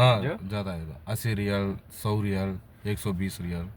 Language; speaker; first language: Hindi; non-native, local second language; Tamil